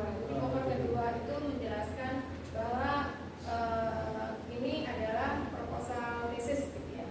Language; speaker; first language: Indonesian; native; Indonesian